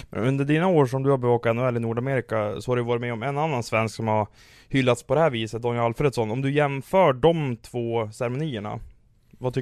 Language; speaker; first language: Swedish; native; Swedish